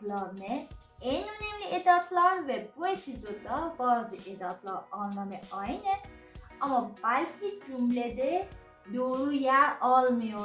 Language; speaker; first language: Turkish; non-native, learner; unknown